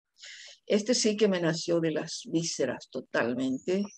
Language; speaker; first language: Spanish; non-native, local second language; Guarani